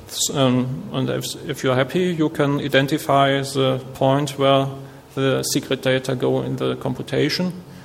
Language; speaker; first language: English; non-native, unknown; German